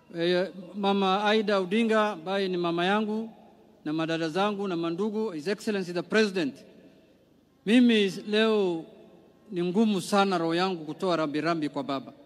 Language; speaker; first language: Swahili; non-native, local second language; Somali